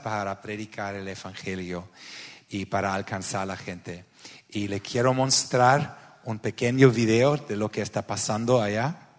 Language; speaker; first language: Spanish; non-native, learner; German